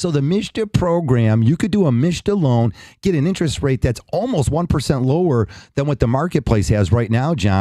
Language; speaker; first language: English; native; English